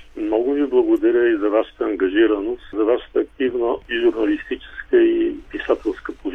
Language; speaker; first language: Bulgarian; native; Bulgarian